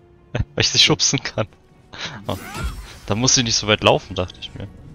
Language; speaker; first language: German; native; German